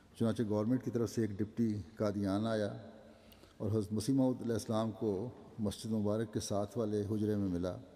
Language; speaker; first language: Urdu; native; Urdu